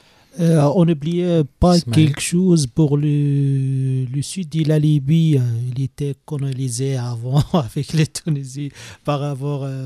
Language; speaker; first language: French; non-native, learner; Arabic